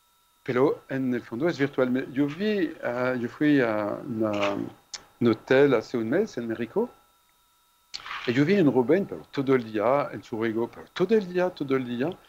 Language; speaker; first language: Spanish; non-native, fluent; French